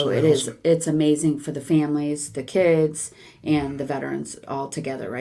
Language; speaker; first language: English; native; English